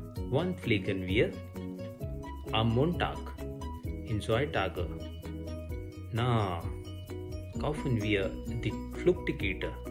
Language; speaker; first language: German; non-native, learner; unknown